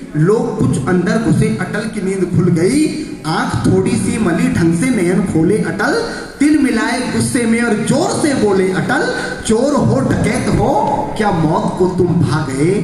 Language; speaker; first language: Hindi; native; Hindi